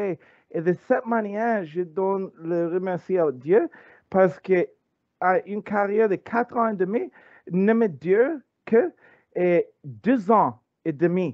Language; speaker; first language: French; non-native, learner; English